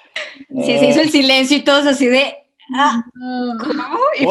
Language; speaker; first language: Spanish; native; Spanish